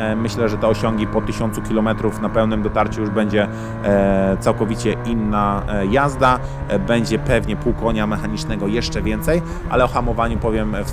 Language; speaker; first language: Polish; native; Polish